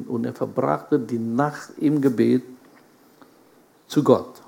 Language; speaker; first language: German; non-native, fluent; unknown